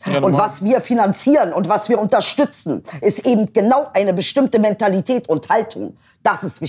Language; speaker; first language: German; early bilingual, other home language; Turkish